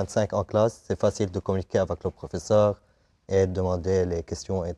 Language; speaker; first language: French; non-native, fluent; Arabic